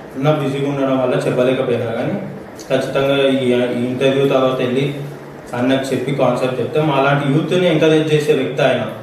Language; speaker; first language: Telugu; native; Telugu